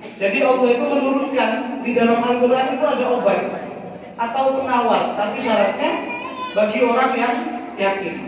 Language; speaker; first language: Indonesian; non-native, local second language; Madurese